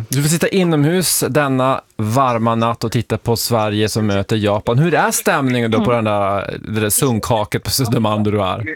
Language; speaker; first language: Swedish; native; Swedish